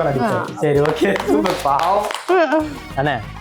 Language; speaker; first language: Tamil; native; Tamil